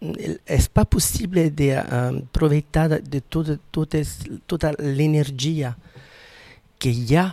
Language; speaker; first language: French; non-native, fluent; Italian